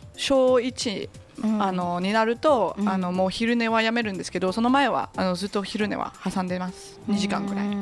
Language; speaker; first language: Japanese; non-native, fluent; French